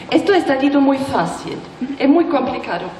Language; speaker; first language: Spanish; non-native, learner; German